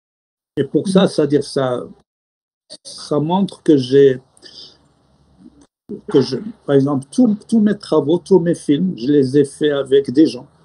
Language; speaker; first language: French; non-native, local second language; Arabic